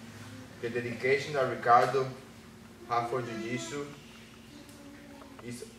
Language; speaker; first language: English; non-native, learner; Spanish